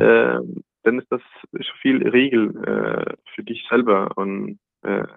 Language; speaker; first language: German; non-native, learner; Danish